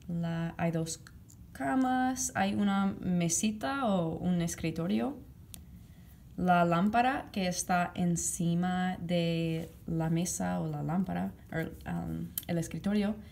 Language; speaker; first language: Spanish; non-native, fluent; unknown